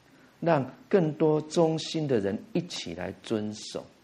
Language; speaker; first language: Chinese; native; Chinese